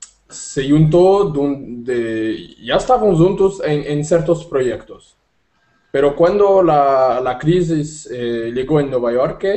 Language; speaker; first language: Spanish; non-native, fluent; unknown